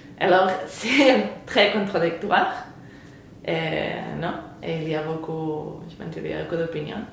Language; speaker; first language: French; non-native, fluent; Spanish